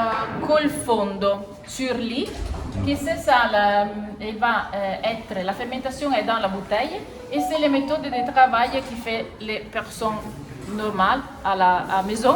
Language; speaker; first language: French; non-native, fluent; Italian